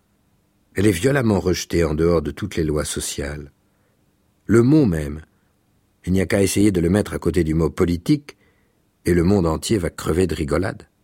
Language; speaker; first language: French; native; French